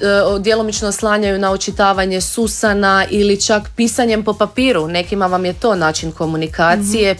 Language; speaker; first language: Croatian; native; Croatian